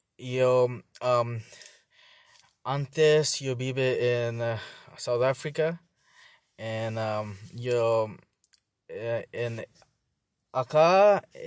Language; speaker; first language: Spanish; non-native, learner; Bangla